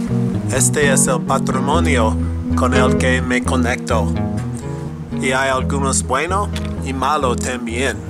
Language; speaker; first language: Spanish; non-native, learner; English